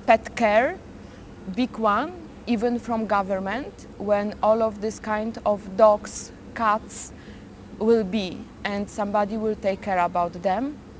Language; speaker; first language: English; non-native, fluent; Polish